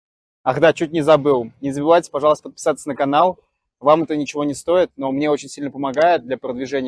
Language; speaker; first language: Russian; native; Russian